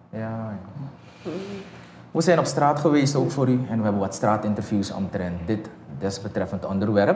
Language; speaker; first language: Dutch; native; Dutch